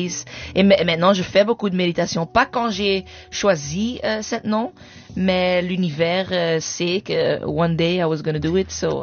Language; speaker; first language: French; non-native, learner; English